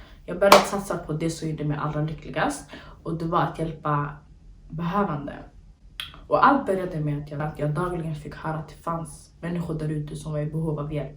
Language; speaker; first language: Swedish; early bilingual, other home language; Somali